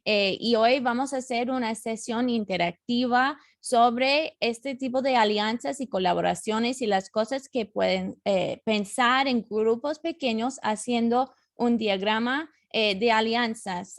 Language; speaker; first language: Spanish; non-native, fluent; English